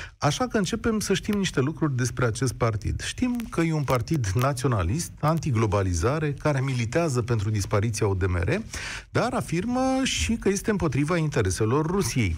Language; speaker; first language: Romanian; native; Romanian